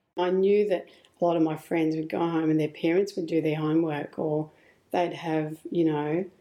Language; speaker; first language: English; native; English